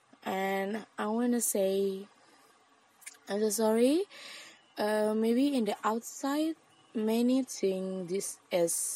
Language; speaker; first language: English; non-native, learner; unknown